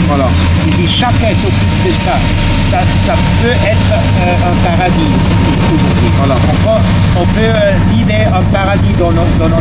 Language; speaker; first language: French; non-native, learner; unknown